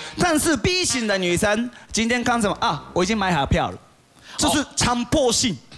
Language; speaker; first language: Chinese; non-native, fluent; Japanese